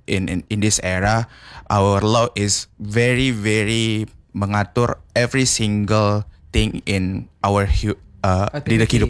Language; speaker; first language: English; non-native, learner; Indonesian